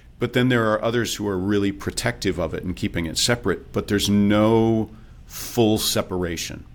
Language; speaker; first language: English; native; English